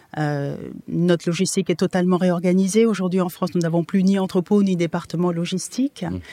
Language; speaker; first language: French; non-native, local second language; Wolof